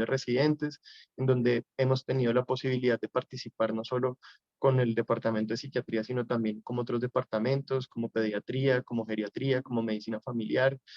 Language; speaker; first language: Spanish; native; Spanish